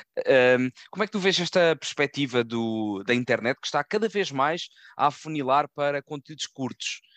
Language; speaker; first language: Portuguese; native; Portuguese